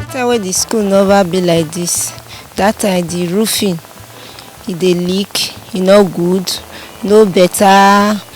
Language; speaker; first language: Nigerian Pidgin; non-native, local second language; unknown